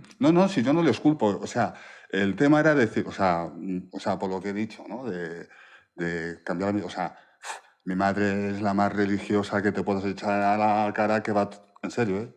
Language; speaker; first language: Spanish; early bilingual, other home language; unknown